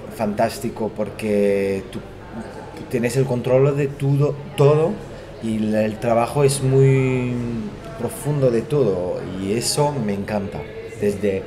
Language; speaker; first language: Spanish; non-native, fluent; Portuguese